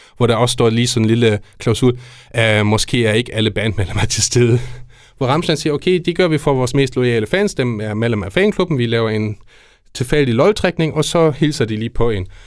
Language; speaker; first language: Danish; non-native, fluent; German